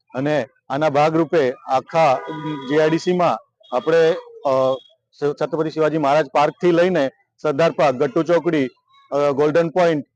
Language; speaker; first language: Gujarati; non-native, local second language; Marathi